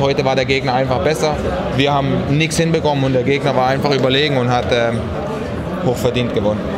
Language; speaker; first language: German; native; German